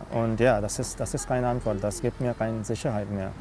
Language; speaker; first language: German; non-native, fluent; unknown